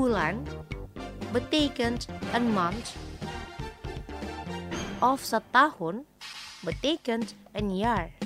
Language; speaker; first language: Dutch; non-native, fluent; Indonesian